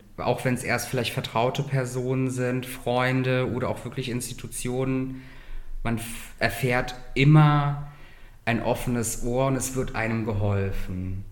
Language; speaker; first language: German; native; German